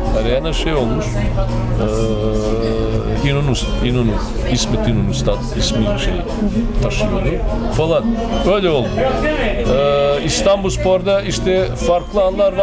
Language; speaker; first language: Turkish; non-native, fluent; Serbian